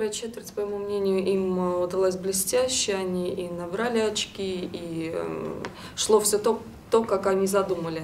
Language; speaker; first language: Russian; native; Russian